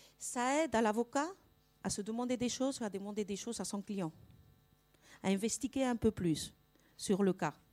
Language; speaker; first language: French; non-native, fluent; Spanish